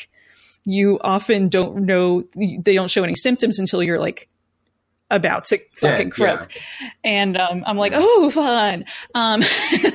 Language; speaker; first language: English; native; English